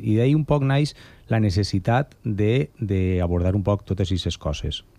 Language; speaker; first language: Catalan; native; Catalan